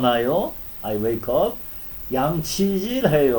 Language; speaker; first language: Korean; non-native, fluent; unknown